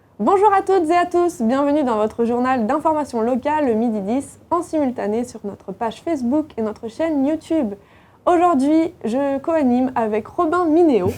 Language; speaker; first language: French; native; French